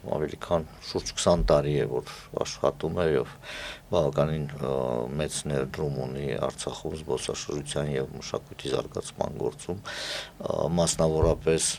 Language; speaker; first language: Armenian; native; Armenian